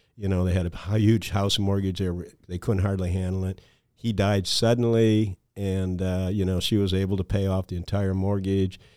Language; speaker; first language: English; native; English